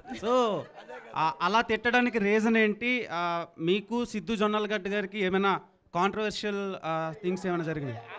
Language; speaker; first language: Telugu; native; Telugu